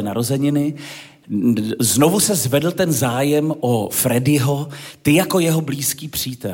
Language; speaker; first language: Czech; native; Czech